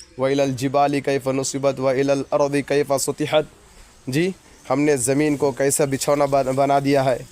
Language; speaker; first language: Urdu; native; Urdu